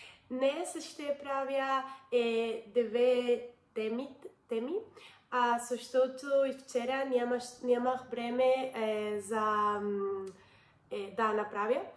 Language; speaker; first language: Bulgarian; non-native, learner; Spanish